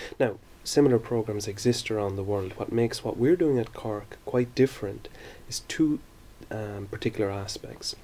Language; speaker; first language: English; native; English